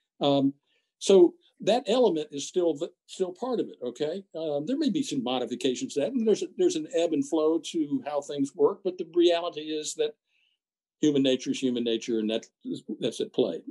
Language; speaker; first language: English; native; English